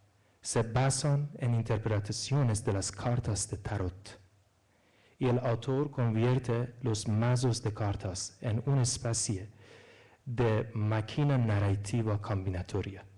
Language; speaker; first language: Spanish; non-native, fluent; Persian